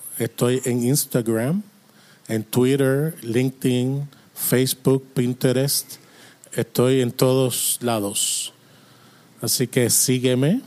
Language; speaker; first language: Spanish; non-native, fluent; English